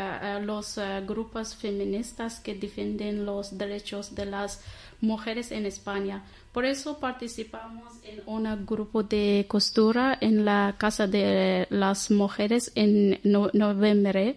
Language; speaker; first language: Spanish; non-native, learner; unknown